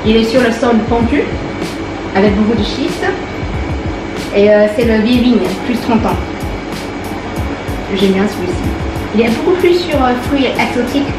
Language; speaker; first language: French; non-native, learner; Chinese